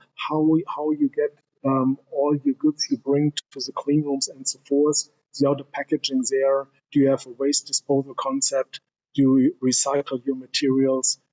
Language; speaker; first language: English; non-native, fluent; German